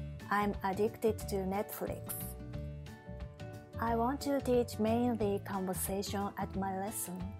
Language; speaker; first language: English; non-native, learner; Japanese